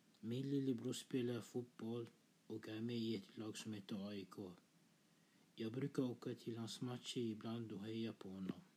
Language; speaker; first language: Swedish; early bilingual, other home language; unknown